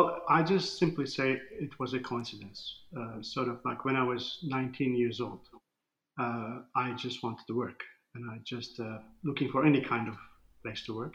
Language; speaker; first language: English; non-native, fluent; Turkish